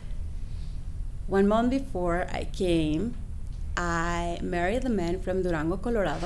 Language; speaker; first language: English; non-native, fluent; Spanish